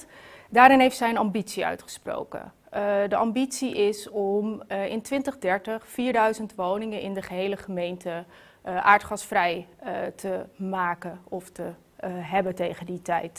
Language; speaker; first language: Dutch; native; Dutch